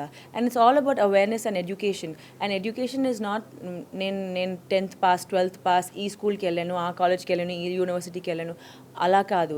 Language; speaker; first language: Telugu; non-native, fluent; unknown